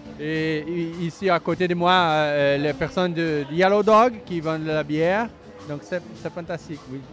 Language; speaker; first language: French; non-native, local second language; English